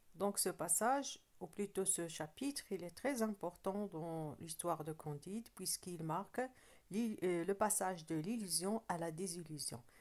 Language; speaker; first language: French; non-native, local second language; Arabic